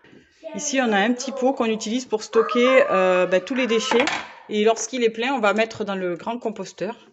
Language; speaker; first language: French; native; French